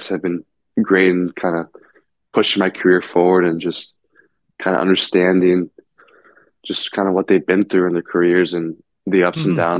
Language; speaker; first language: English; native; English